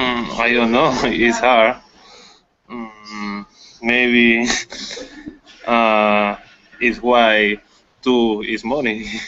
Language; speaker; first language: English; non-native, learner; Spanish